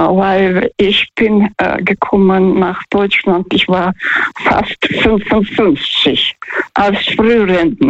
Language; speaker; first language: German; non-native, learner; Russian